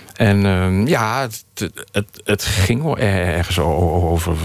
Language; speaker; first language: Dutch; native; Dutch